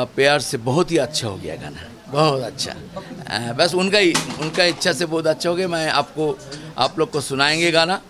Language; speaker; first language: Hindi; non-native, local second language; Bangla